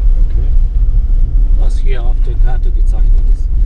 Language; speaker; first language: German; non-native, learner; Mongolian